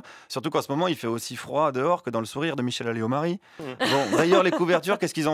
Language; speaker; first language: French; native; French